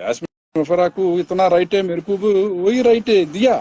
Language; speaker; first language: Hindi; non-native, local second language; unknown